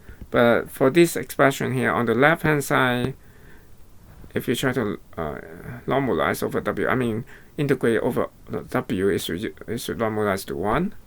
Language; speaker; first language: English; non-native, fluent; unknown